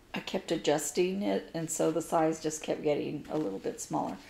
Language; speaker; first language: English; native; English